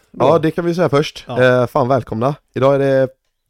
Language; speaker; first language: Swedish; native; Swedish